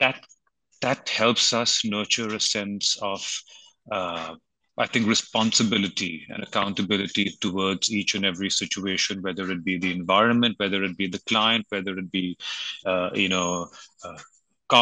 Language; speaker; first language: English; non-native, local second language; Hindi